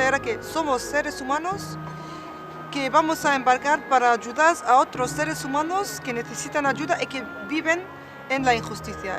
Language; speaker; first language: Spanish; non-native, fluent; Arabic